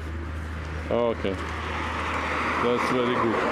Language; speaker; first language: English; non-native, learner; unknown